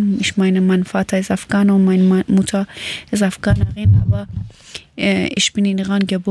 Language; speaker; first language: German; non-native, learner; Persian